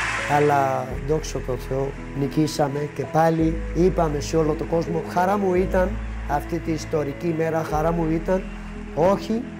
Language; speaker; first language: Greek; non-native, fluent; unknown